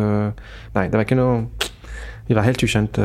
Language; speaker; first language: Norwegian; non-native, fluent; French